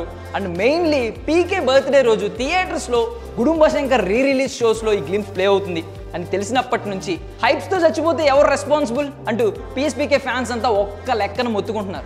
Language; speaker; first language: Telugu; native; Telugu